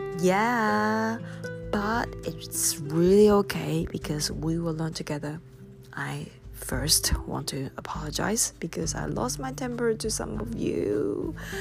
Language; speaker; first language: English; non-native, fluent; Chinese